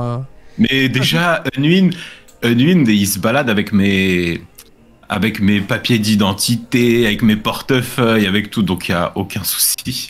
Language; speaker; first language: French; native; French